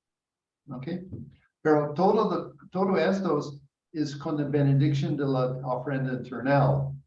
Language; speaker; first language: Spanish; non-native, learner; English